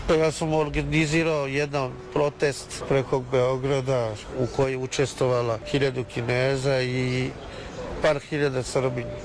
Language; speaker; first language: Serbian; non-native, learner; Chinese